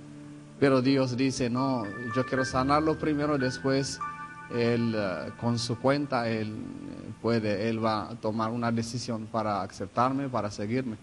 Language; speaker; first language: Spanish; non-native, fluent; Hebrew